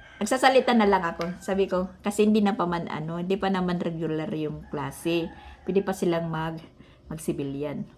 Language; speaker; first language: Filipino; non-native, local second language; Waray